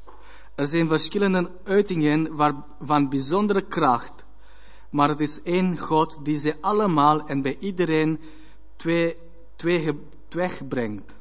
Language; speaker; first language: Dutch; non-native, learner; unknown